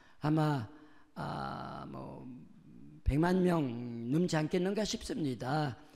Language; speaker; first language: Korean; non-native, fluent; French